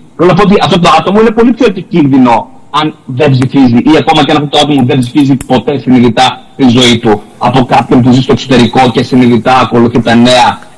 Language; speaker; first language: Greek; native; Greek